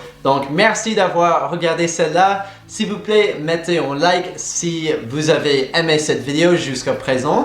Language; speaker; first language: French; non-native, fluent; English